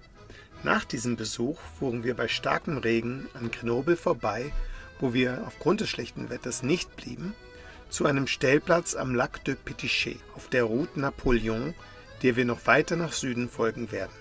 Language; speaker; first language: German; native; German